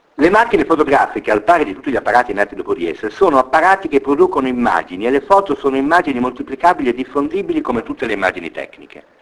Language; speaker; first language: Italian; native; Italian